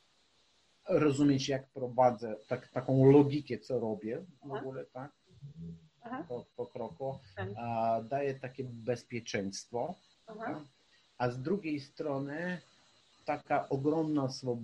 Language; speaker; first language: Polish; non-native, fluent; Ukrainian